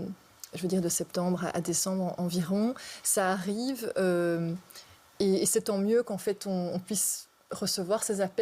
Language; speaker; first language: French; native; French